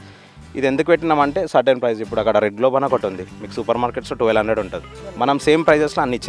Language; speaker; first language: Telugu; native; Telugu